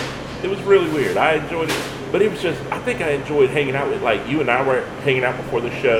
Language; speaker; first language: English; native; English